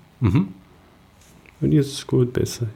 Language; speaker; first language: German; non-native, learner; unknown